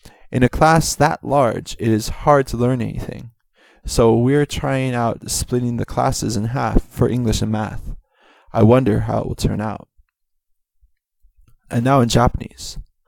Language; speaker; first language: English; native; English